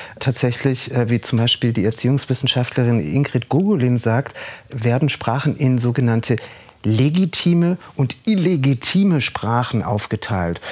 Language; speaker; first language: German; native; German